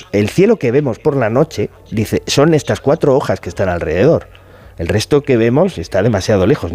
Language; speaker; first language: Spanish; native; Spanish